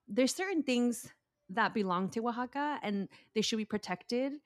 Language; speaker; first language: English; early bilingual, other home language; Spanish